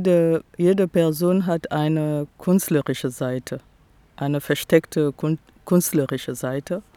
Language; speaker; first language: German; non-native, fluent; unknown